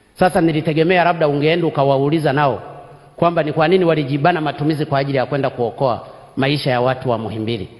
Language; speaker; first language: Swahili; non-native, local second language; Sukuma